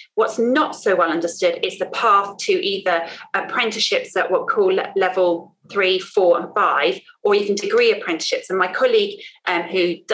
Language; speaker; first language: English; native; English